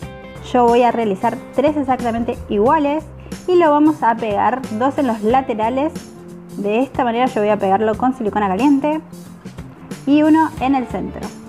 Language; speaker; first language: Spanish; native; Spanish